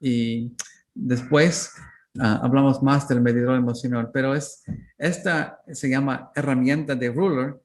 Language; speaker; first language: Spanish; non-native, learner; English